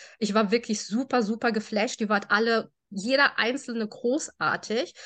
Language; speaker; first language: German; native; German